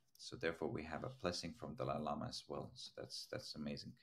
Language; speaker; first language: English; non-native, fluent; Estonian